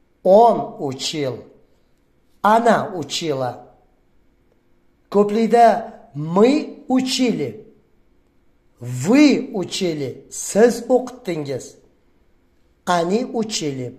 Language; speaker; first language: Russian; non-native, fluent; Uzbek